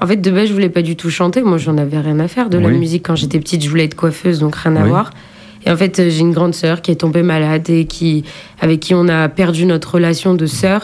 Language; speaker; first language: French; native; French